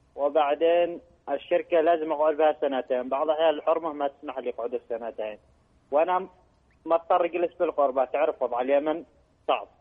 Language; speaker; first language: Arabic; native; Arabic